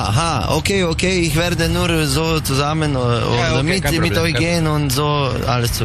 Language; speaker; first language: German; non-native, learner; Slovenian